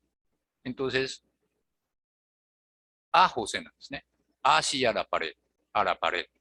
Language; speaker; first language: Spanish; non-native, fluent; Japanese